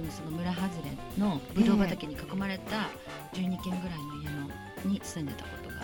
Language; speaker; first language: Japanese; native; Japanese